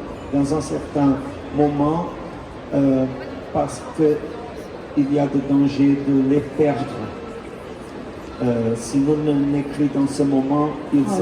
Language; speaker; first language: French; non-native, fluent; Portuguese